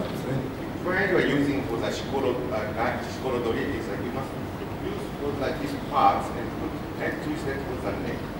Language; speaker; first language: English; non-native, learner; Japanese